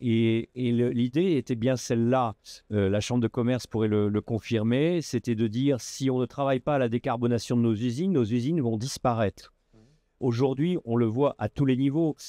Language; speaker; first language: French; native; French